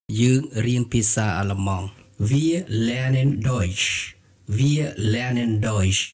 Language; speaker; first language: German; non-native, fluent; Khmer